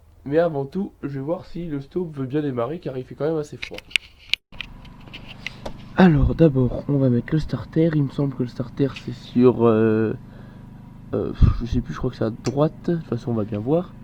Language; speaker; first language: French; native; French